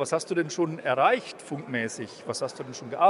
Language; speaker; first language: German; native; German